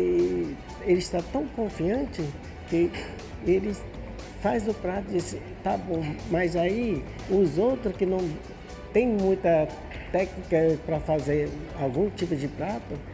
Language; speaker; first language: Portuguese; non-native, fluent; Japanese